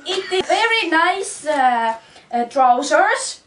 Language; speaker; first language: English; non-native, learner; Estonian